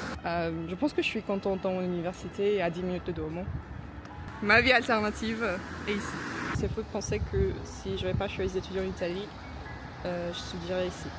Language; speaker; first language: French; non-native, fluent; Turkish